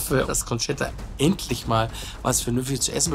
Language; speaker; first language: German; native; German